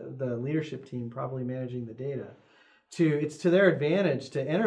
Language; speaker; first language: English; native; English